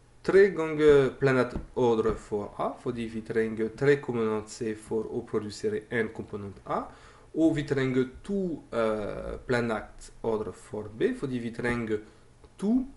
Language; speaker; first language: Norwegian; non-native, fluent; French